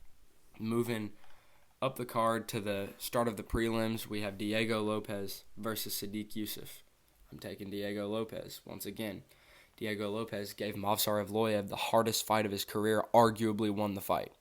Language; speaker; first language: English; native; English